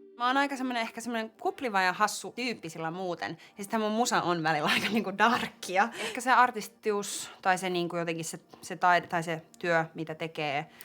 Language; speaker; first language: Finnish; native; Finnish